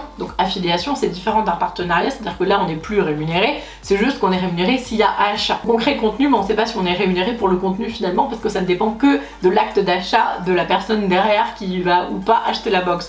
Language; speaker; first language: French; native; French